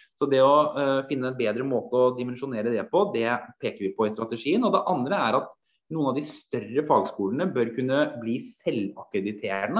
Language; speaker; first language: Norwegian; native; Norwegian